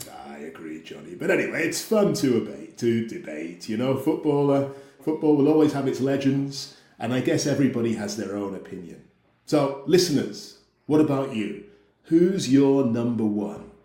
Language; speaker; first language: English; native; English